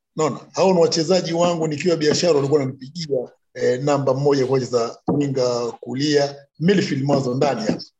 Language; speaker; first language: Swahili; non-native, local second language; Luyia